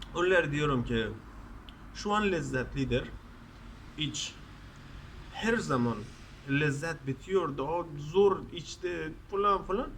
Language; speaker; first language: Turkish; non-native, fluent; Persian